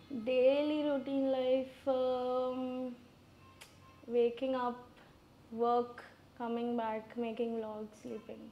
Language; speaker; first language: Telugu; non-native, learner; Gujarati